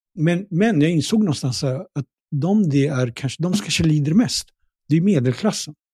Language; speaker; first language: Swedish; early bilingual, other home language; Punjabi